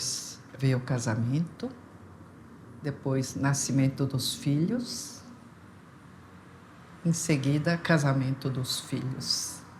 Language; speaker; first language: Portuguese; non-native, fluent; Korean